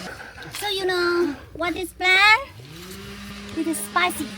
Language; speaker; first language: English; non-native, learner; Vietnamese